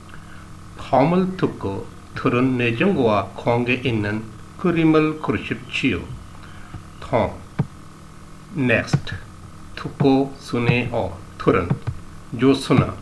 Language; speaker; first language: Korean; non-native, learner; Urdu